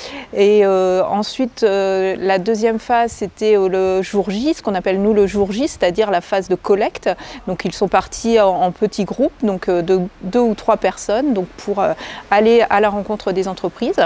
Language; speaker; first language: French; native; French